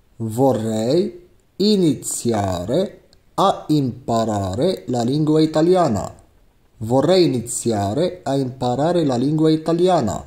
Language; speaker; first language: Italian; non-native, fluent; Arabic